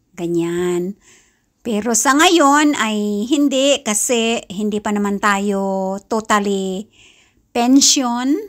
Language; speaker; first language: Filipino; non-native, local second language; Kinaray-a